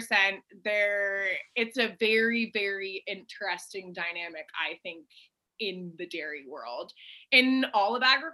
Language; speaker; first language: English; native; English